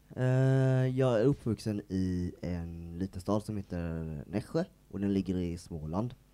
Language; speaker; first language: Swedish; native; Swedish